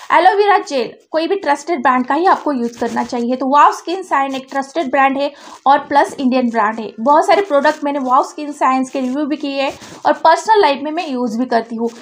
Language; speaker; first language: Hindi; native; Hindi